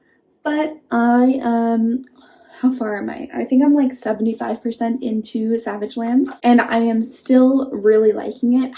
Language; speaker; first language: English; native; English